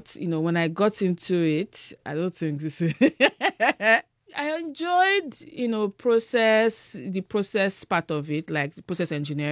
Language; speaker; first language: English; non-native, local second language; Yoruba